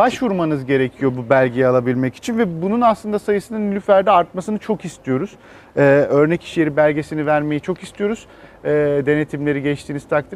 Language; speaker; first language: Turkish; native; Turkish